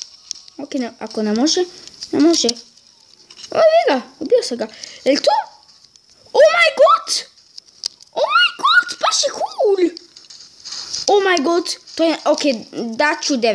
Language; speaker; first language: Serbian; early bilingual, heritage; Serbian